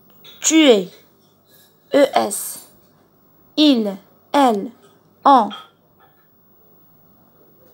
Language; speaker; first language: French; non-native, local second language; Arabic